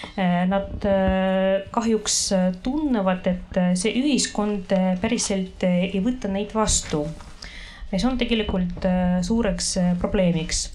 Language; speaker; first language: Estonian; non-native, local second language; Russian